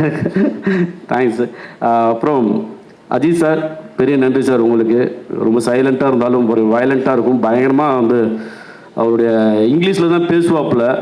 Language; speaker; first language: Tamil; native; Tamil